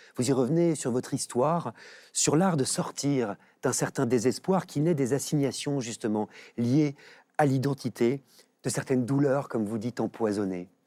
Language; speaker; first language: French; native; French